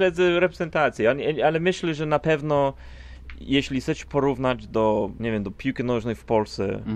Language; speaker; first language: Polish; non-native, fluent; English